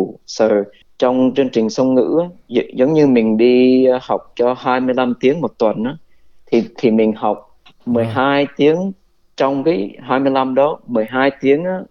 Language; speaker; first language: Vietnamese; early bilingual, heritage; Vietnamese